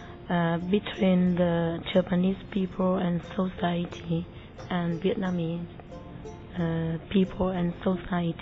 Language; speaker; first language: English; non-native, learner; Vietnamese